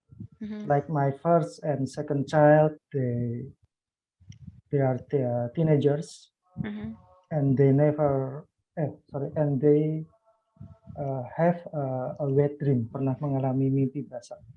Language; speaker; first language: English; non-native, learner; Indonesian